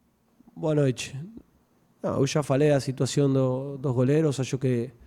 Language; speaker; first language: Portuguese; non-native, fluent; Spanish